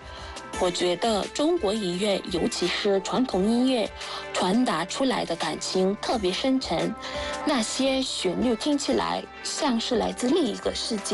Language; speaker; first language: Chinese; non-native, fluent; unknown